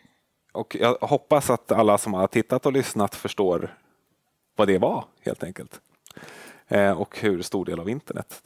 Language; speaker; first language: Swedish; native; Swedish